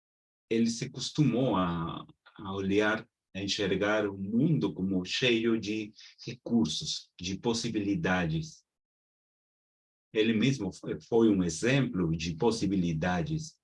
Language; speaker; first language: Portuguese; non-native, fluent; Spanish